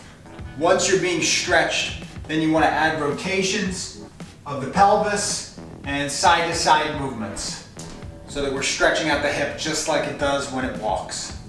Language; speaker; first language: English; native; English